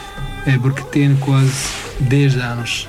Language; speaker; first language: Portuguese; non-native, learner; Arabic